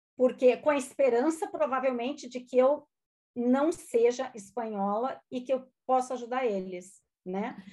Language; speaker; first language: Portuguese; non-native, local second language; German